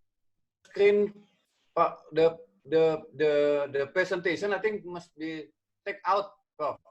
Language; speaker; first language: English; non-native, learner; Indonesian